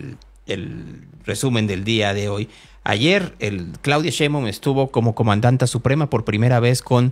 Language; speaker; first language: Spanish; native; Spanish